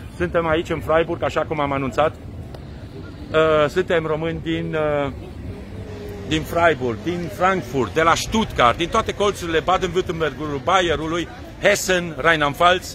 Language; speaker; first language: Romanian; native; Romanian